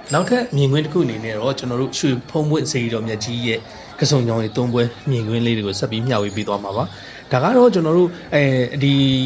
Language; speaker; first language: Burmese; native; Burmese